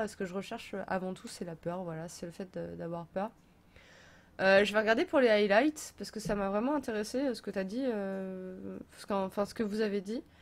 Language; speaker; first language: French; native; French